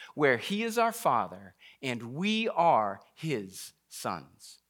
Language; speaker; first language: English; native; English